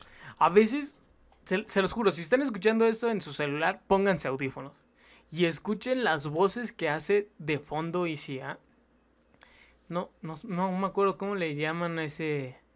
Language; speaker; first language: Spanish; native; Spanish